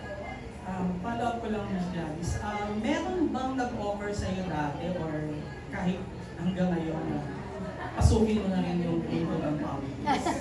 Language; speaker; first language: Filipino; native; Filipino